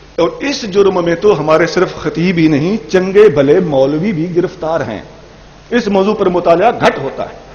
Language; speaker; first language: Urdu; non-native, local second language; Punjabi